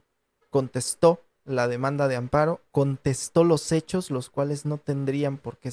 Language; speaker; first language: Spanish; native; Spanish